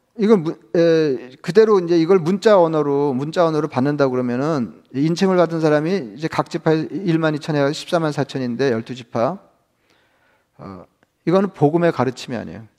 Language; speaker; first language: Korean; native; Korean